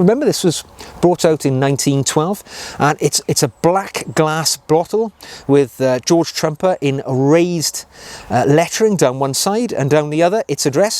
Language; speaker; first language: English; native; English